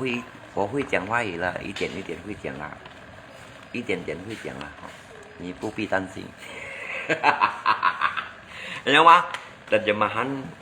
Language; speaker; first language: Chinese; non-native, learner; Hakka Chinese